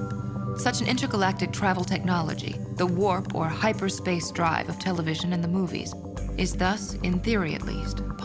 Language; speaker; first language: English; native; English